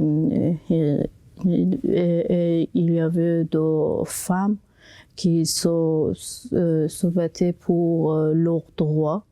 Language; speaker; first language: French; non-native, local second language; Persian